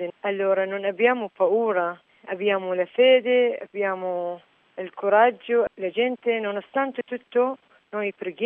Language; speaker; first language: Italian; non-native, fluent; Arabic